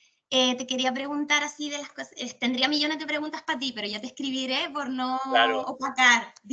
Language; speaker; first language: Spanish; native; Spanish